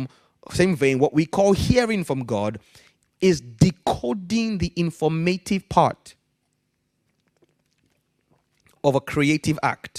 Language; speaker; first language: English; non-native, local second language; Yoruba